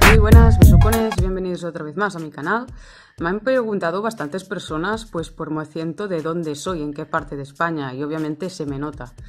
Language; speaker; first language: Spanish; non-native, local second language; Catalan